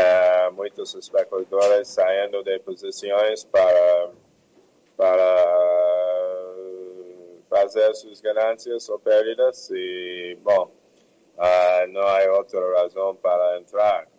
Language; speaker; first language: Portuguese; non-native, fluent; English